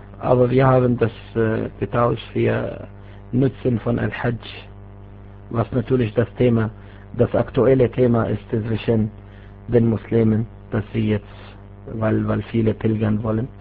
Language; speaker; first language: German; non-native, fluent; Arabic